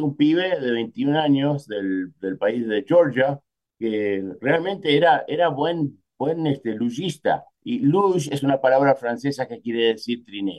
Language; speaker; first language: Spanish; native; Spanish